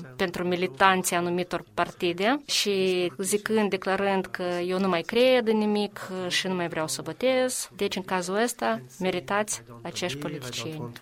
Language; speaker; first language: Romanian; non-native, fluent; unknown